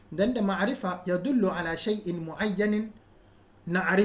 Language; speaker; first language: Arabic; non-native, fluent; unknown